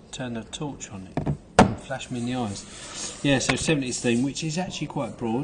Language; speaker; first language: English; native; English